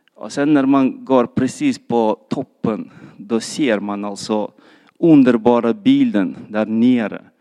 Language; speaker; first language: Swedish; non-native, fluent; Kyrgyz